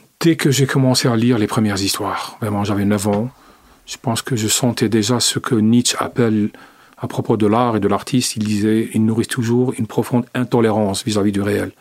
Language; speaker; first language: French; non-native, local second language; Arabic